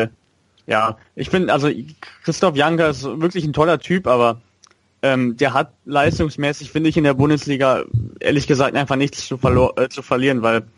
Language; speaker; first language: German; native; German